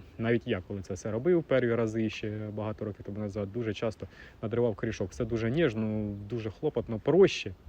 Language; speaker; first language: Ukrainian; non-native, local second language; Russian